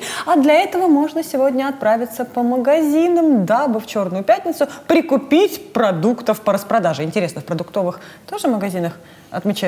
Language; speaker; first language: Russian; native; Russian